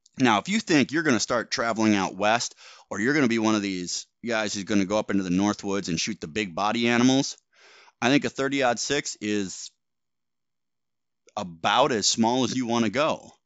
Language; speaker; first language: English; native; English